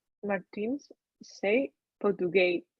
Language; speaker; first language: French; non-native, learner; Chinese